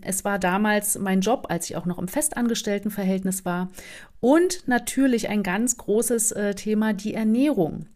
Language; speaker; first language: German; native; German